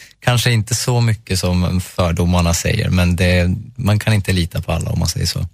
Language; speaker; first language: Swedish; native; Swedish